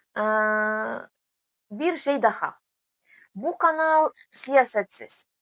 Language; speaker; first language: Turkish; non-native, learner; Tatar